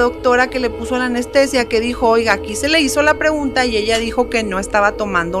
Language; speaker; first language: Spanish; native; Spanish